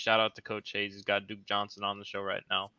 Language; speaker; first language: English; native; English